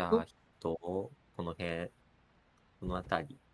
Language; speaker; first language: Japanese; native; Japanese